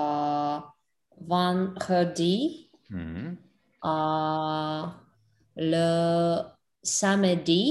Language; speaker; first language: French; non-native, learner; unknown